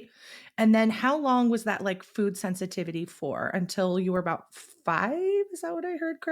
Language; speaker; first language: English; native; English